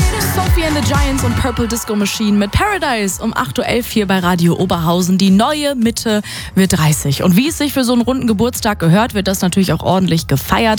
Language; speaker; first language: German; native; German